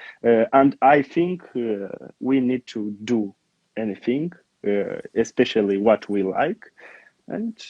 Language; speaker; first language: English; non-native, learner; Romanian